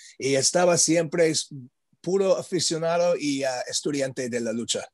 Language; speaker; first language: Spanish; non-native, learner; English